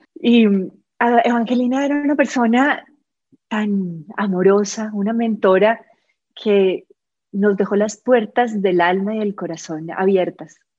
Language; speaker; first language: Spanish; native; Spanish